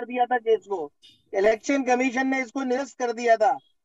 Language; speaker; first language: Hindi; native; Hindi